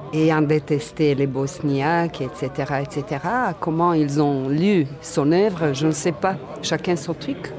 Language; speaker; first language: French; non-native, fluent; Bosnian